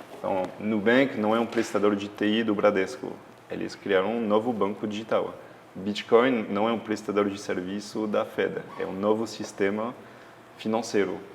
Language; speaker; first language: Portuguese; non-native, fluent; French